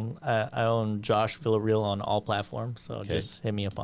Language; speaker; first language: English; native; English